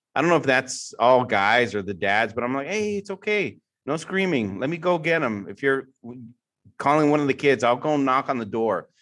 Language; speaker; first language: English; native; English